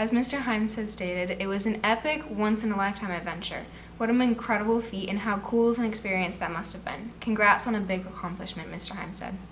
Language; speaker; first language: English; native; English